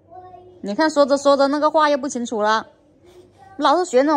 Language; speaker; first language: Chinese; native; Chinese